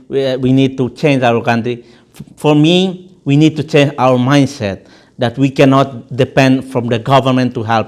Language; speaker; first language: English; non-native, fluent; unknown